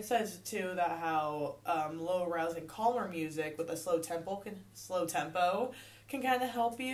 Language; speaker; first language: English; native; English